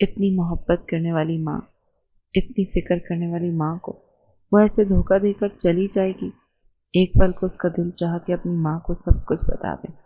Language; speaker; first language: Urdu; native; Urdu